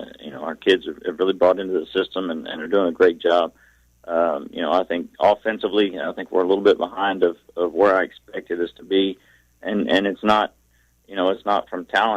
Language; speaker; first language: English; native; English